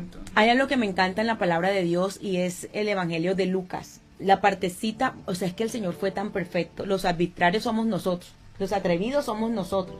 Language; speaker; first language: Spanish; native; Spanish